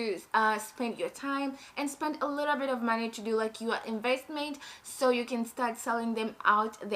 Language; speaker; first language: English; non-native, fluent; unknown